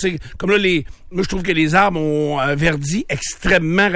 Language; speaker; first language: French; native; French